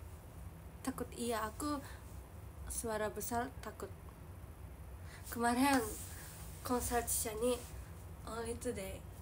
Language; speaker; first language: Indonesian; non-native, learner; Japanese